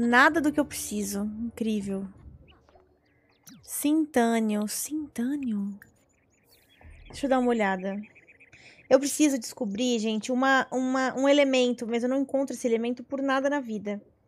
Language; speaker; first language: Portuguese; native; Portuguese